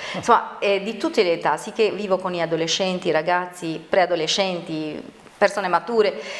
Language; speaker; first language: Italian; non-native, fluent; Albanian